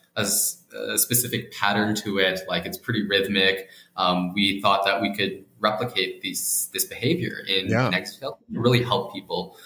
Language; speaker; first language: English; native; English